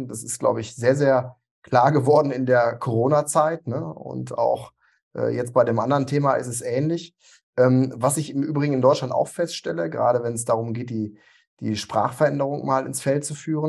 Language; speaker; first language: German; native; German